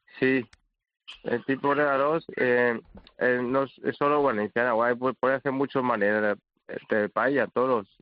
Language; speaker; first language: Spanish; non-native, learner; Chinese